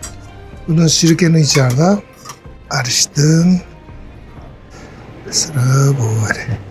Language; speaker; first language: Turkish; non-native, learner; Japanese